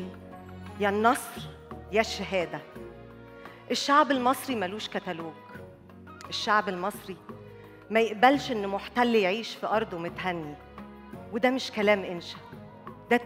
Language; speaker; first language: Arabic; native; Arabic